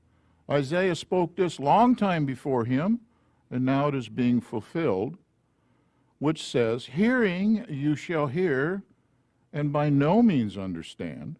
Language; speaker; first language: English; native; English